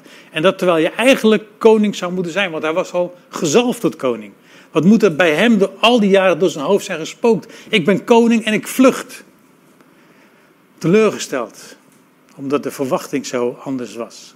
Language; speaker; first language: Dutch; native; Dutch